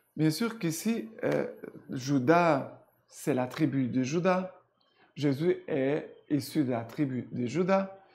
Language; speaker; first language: French; non-native, fluent; Portuguese